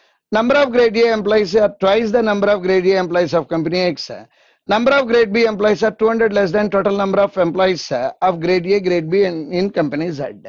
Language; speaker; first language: English; non-native, local second language; Telugu